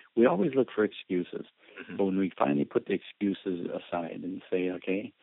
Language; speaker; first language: English; early bilingual, other home language; Spanish